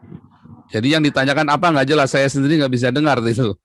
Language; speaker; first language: Indonesian; native; Indonesian